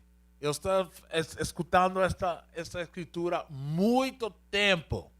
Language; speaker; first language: Portuguese; non-native, learner; Spanish